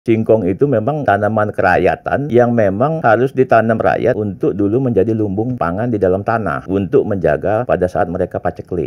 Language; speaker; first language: Indonesian; native; Indonesian